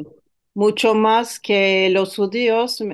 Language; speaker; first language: Spanish; non-native, fluent; Turkish